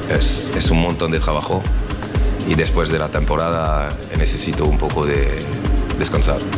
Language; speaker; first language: Spanish; non-native, learner; French